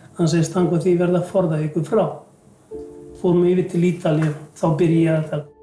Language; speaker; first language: Icelandic; non-native, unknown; Croatian